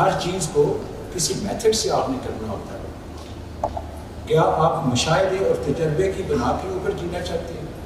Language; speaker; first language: Urdu; non-native, local second language; Punjabi